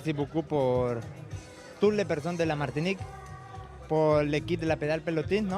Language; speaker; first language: French; non-native, learner; Spanish